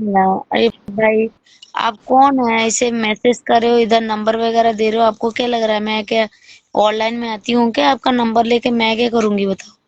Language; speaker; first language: Hindi; non-native, local second language; Bangla